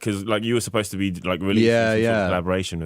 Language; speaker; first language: English; native; English